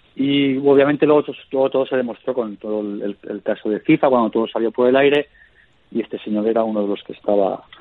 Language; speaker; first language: Spanish; native; Spanish